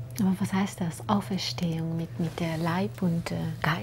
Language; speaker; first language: German; non-native, fluent; Dutch